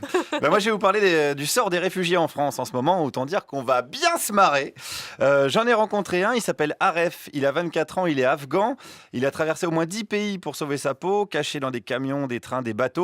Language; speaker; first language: French; native; French